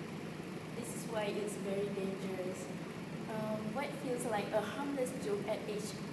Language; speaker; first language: English; non-native, local second language; Malay